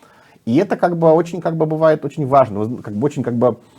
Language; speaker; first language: Russian; native; Russian